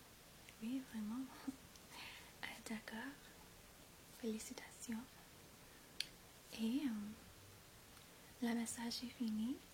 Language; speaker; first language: French; non-native, fluent; English